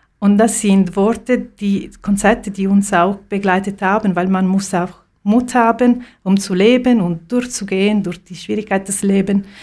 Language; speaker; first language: German; non-native, fluent; Italian